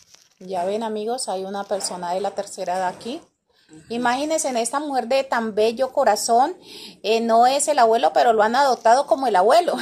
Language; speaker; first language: Spanish; native; Spanish